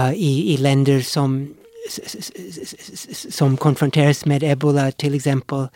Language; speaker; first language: Swedish; non-native, fluent; English